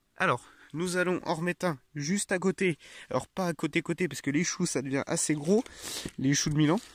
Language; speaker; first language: French; native; French